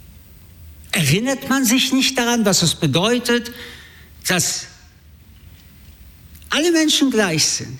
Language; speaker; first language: German; early bilingual, other home language; French